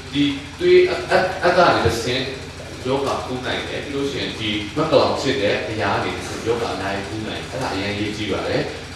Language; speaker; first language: Burmese; non-native, local second language; Hakha Chin